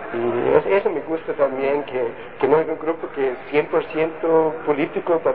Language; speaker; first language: Spanish; non-native, learner; German